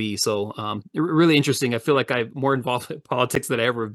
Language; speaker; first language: English; native; English